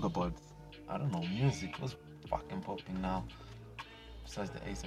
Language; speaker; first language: English; non-native, local second language; Shona